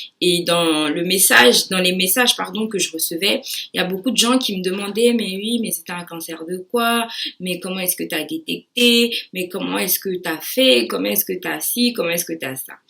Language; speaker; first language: French; early bilingual, other home language; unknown